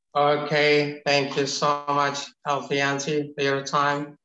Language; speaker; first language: English; non-native, fluent; Indonesian